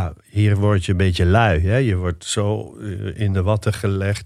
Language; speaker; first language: Dutch; non-native, fluent; Italian